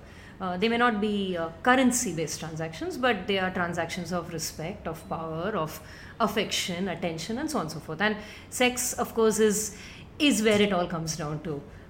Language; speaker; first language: English; non-native, local second language; Tamil